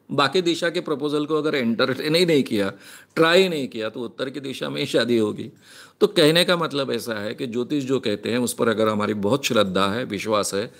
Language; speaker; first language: Hindi; non-native, local second language; Marathi